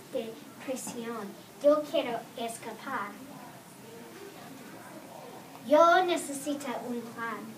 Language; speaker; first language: Spanish; non-native, learner; English